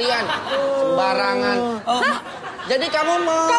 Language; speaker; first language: Indonesian; native; Indonesian